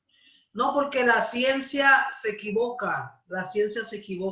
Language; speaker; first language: Spanish; native; Spanish